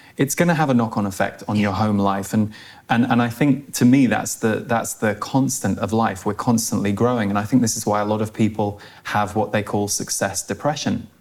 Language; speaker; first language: English; native; English